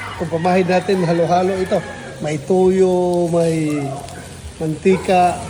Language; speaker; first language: Filipino; non-native, local second language; Cebuano